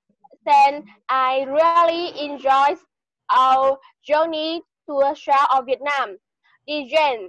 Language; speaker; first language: English; non-native, learner; Vietnamese